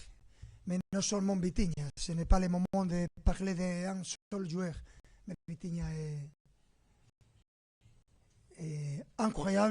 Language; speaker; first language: French; non-native, fluent; Spanish